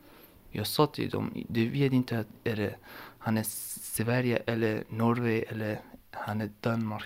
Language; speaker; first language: Swedish; non-native, learner; Persian